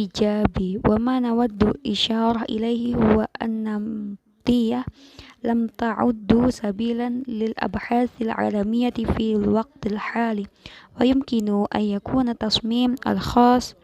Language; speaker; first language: Arabic; non-native, learner; Indonesian